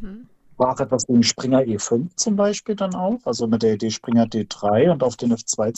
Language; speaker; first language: German; native; German